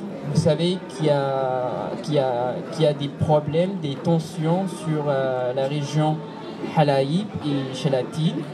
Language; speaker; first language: French; non-native, fluent; Arabic